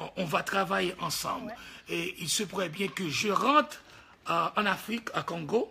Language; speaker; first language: French; non-native, local second language; Haitian Creole